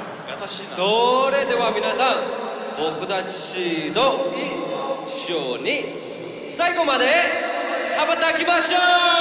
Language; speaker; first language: Japanese; non-native, fluent; Korean